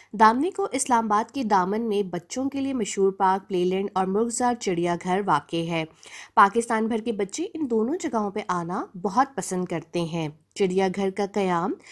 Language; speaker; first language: Urdu; native; Urdu